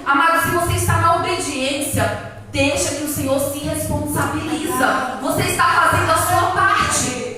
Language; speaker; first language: Portuguese; native; Portuguese